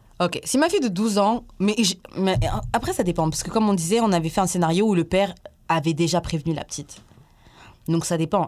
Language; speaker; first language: French; native; French